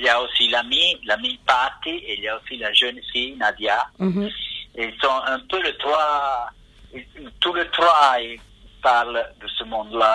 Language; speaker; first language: French; non-native, fluent; Italian